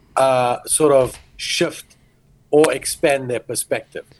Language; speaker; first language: English; early bilingual, other home language; Portuguese